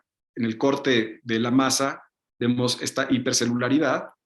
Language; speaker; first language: Spanish; native; Spanish